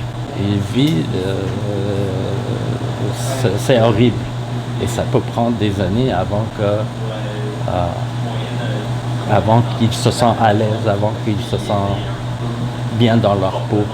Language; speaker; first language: French; non-native, fluent; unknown